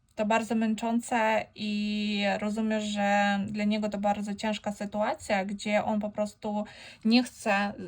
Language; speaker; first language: Polish; non-native, fluent; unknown